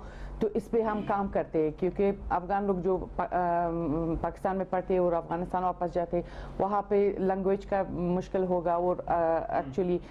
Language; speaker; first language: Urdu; non-native, fluent; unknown